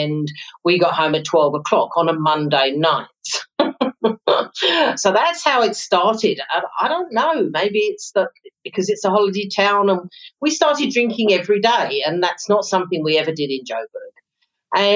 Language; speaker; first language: English; native; English